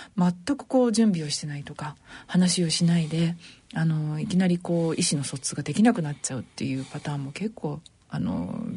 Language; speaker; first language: Japanese; native; Japanese